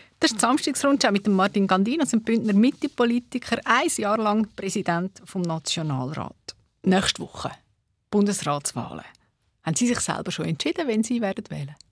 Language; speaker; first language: German; native; German